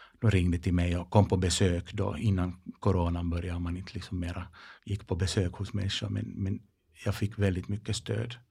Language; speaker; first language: Swedish; non-native, local second language; Finnish